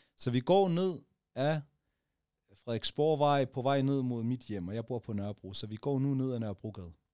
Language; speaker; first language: Danish; early bilingual, other home language; Arabic